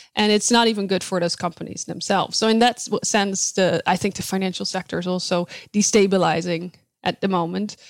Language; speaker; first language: English; non-native, fluent; Dutch